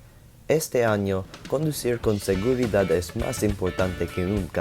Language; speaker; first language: Spanish; non-native, learner; English